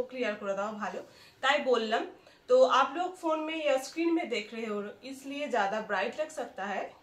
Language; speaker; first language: Hindi; non-native, local second language; Bangla